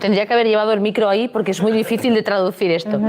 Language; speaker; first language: Spanish; native; Spanish